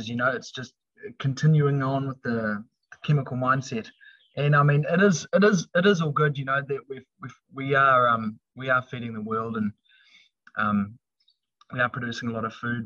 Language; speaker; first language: English; native; English